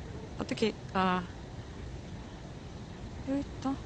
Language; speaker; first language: Korean; native; Korean